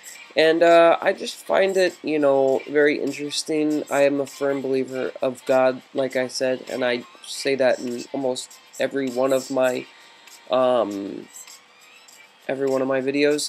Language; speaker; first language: English; native; English